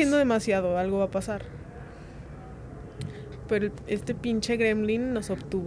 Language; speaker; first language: Spanish; native; Spanish